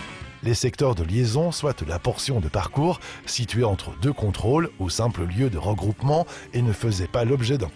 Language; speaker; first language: French; native; French